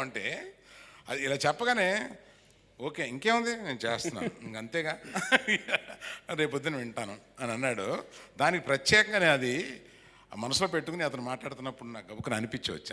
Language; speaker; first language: Telugu; native; Telugu